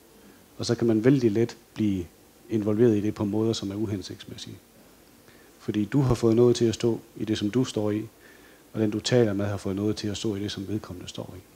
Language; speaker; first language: Danish; native; Danish